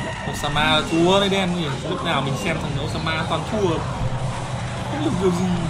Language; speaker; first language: Vietnamese; native; Vietnamese